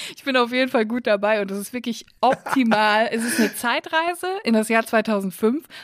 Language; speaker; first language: German; native; German